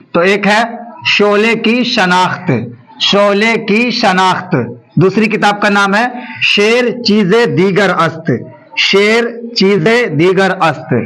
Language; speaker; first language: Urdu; native; Urdu